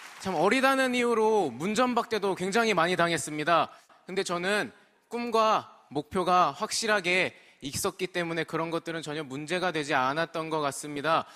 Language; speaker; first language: Korean; native; Korean